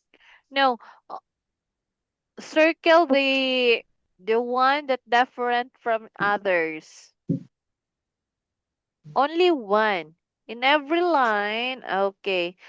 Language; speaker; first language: English; non-native, fluent; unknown